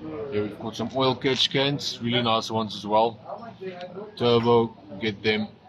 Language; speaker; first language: English; non-native, local second language; Afrikaans